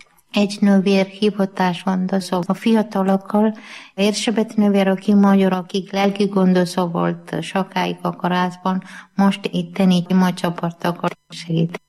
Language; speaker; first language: Hungarian; non-native, learner; Malayalam